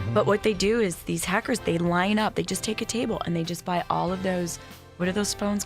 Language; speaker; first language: English; native; English